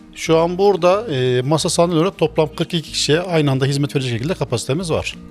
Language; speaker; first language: Turkish; native; Turkish